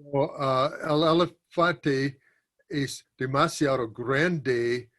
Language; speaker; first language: Spanish; non-native, learner; English